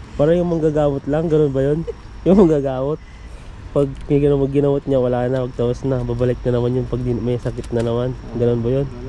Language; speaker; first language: Filipino; non-native, local second language; Iloko